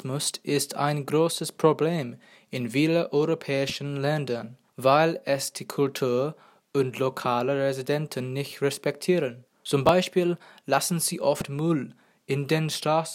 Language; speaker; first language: German; non-native, learner; English